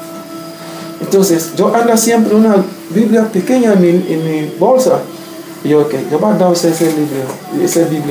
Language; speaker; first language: Spanish; non-native, learner; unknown